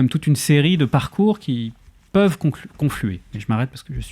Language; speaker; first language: French; native; French